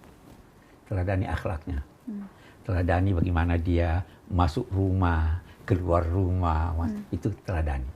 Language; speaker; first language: Indonesian; native; Indonesian